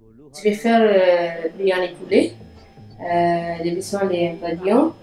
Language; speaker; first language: French; non-native, learner; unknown